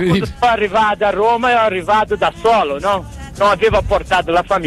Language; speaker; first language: Italian; non-native, fluent; Portuguese